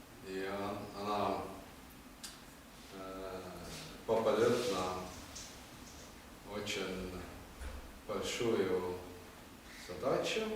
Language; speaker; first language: Russian; non-native, learner; Estonian